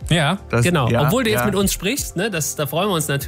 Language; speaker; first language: German; native; German